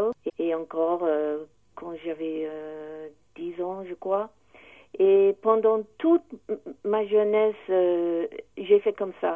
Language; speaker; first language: French; non-native, learner; English